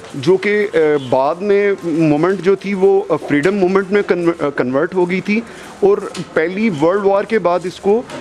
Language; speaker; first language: Urdu; non-native, local second language; Punjabi